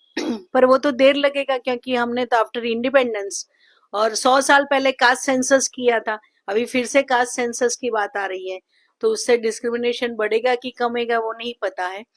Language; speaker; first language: Hindi; non-native, local second language; Gujarati